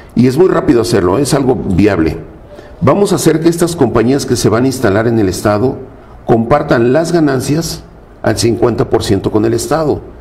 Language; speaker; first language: Spanish; native; Spanish